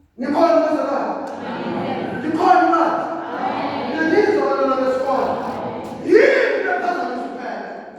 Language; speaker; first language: Zulu; non-native, local second language; Swati